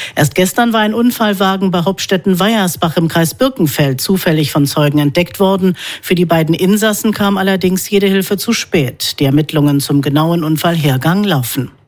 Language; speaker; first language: German; native; German